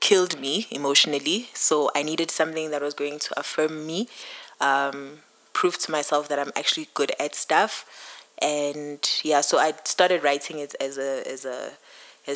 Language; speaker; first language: English; non-native, local second language; Zulu